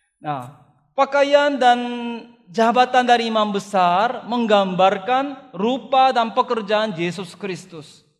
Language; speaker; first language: Indonesian; non-native, fluent; Korean